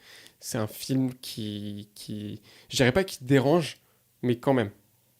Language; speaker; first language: French; native; French